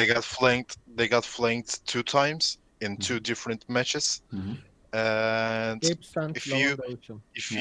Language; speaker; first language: English; non-native, learner; Turkish